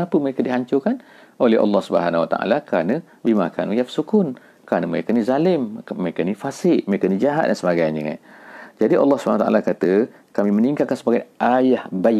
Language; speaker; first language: Malay; native; Malay